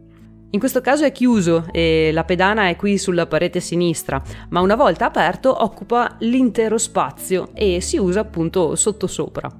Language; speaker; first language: Italian; native; Italian